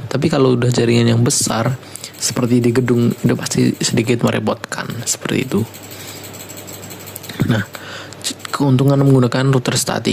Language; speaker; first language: Indonesian; native; Indonesian